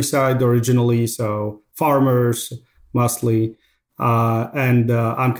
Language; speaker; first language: English; non-native, fluent; Arabic